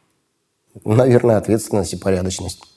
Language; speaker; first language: Russian; native; Russian